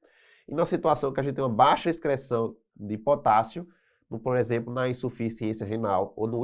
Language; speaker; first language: Portuguese; native; Portuguese